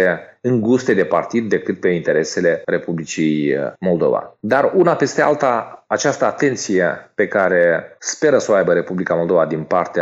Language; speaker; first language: Romanian; native; Romanian